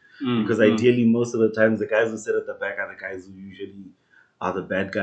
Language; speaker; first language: English; non-native, local second language; Northern Sotho